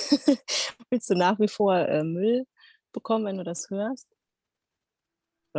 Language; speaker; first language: German; non-native, fluent; Dutch